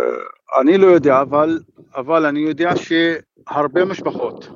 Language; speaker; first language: Hebrew; non-native, fluent; Arabic